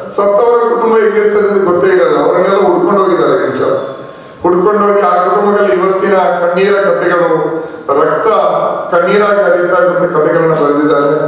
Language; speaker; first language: Kannada; non-native, local second language; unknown